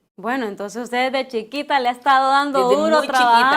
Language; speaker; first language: Spanish; native; Spanish